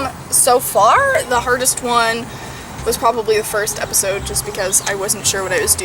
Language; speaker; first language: English; native; English